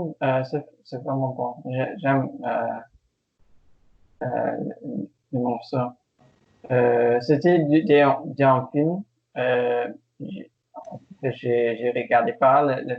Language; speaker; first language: French; non-native, learner; English